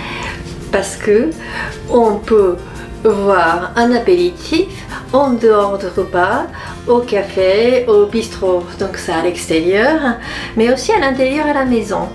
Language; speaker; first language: French; non-native, fluent; Japanese